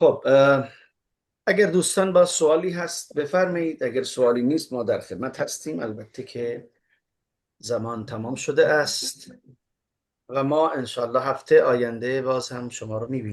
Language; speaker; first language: Persian; non-native, fluent; Urdu